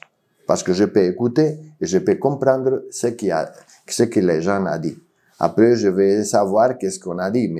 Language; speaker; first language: French; non-native, fluent; Spanish